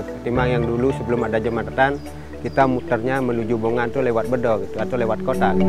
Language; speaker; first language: Indonesian; non-native, local second language; Balinese